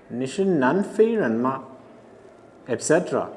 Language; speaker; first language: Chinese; non-native, fluent; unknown